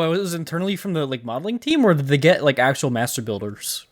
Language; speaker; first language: English; native; English